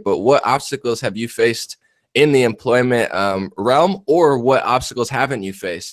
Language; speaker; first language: English; native; English